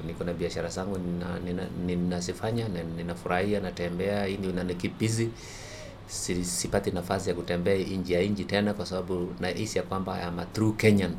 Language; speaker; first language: Swahili; non-native, local second language; Kalenjin